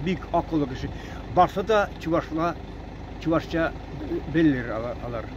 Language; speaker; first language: Tatar; non-native, local second language; Chuvash